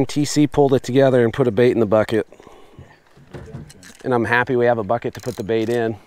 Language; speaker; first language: English; native; English